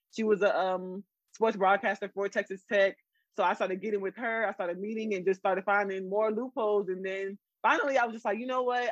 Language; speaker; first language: English; native; English